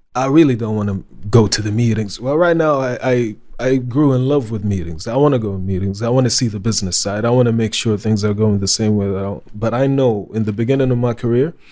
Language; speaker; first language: English; non-native, fluent; Arabic